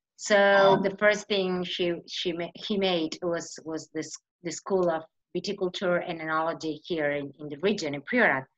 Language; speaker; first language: English; non-native, fluent; Spanish